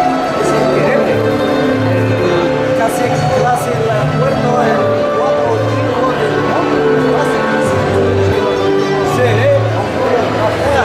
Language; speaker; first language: Spanish; non-native, learner; Arabic